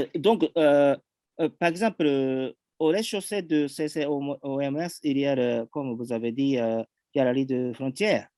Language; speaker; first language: French; non-native, fluent; Japanese